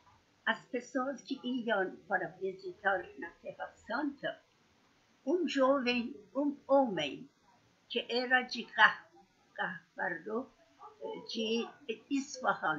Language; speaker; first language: Portuguese; non-native, learner; Persian